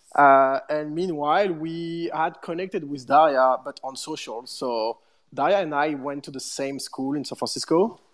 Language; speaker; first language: English; non-native, fluent; French